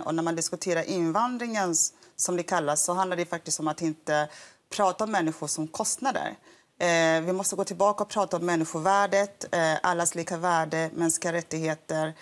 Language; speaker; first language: Swedish; early bilingual, other home language; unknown